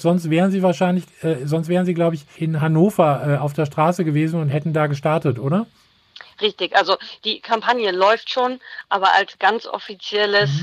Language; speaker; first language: German; native; German